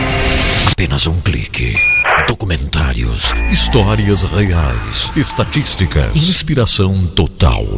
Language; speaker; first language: Portuguese; native; Portuguese